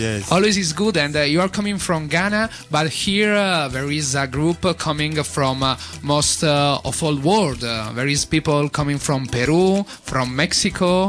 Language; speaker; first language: English; non-native, learner; Italian